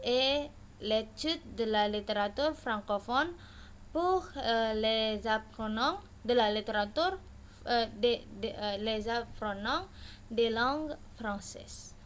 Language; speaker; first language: French; non-native, learner; Indonesian